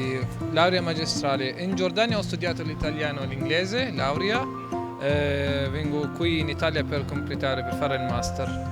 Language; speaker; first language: Italian; non-native, learner; Arabic